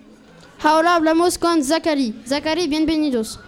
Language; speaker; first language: Spanish; non-native, learner; French